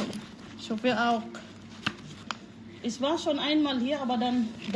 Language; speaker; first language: German; non-native, learner; Filipino